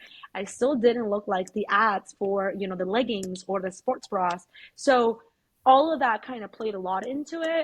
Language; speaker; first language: English; early bilingual, other home language; Spanish